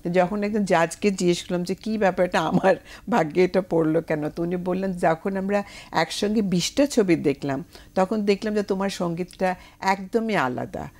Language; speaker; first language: Bangla; native; Bangla